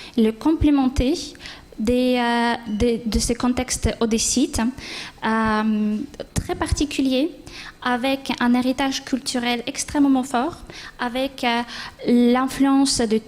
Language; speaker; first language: French; non-native, fluent; Ukrainian